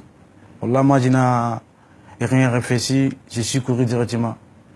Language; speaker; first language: French; non-native, learner; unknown